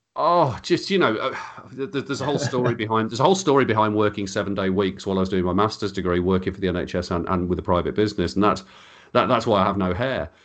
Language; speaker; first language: English; native; English